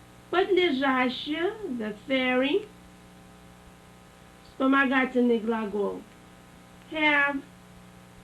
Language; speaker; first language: Russian; native; Russian